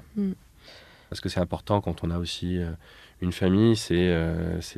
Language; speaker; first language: French; native; French